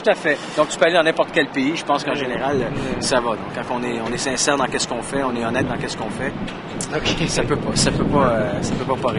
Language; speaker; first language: French; native; French